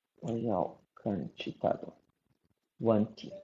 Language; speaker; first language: Chinese; non-native, learner; Portuguese